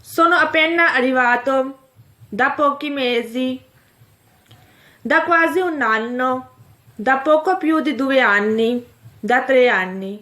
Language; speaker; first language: Italian; non-native, fluent; Urdu